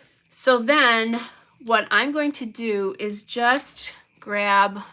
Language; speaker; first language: English; native; English